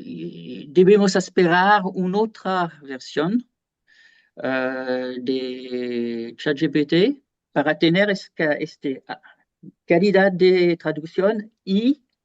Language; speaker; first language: Spanish; non-native, fluent; French